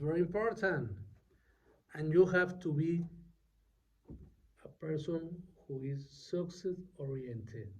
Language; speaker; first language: English; non-native, learner; Spanish